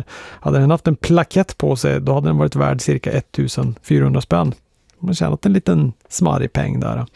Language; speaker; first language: Swedish; native; Swedish